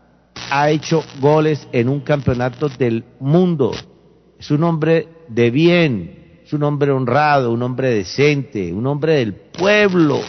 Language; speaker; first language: Spanish; native; Spanish